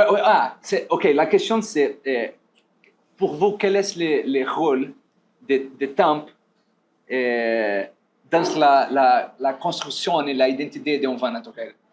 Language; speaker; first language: French; non-native, learner; Portuguese